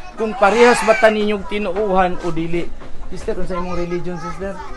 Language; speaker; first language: Cebuano; non-native, local second language; Iloko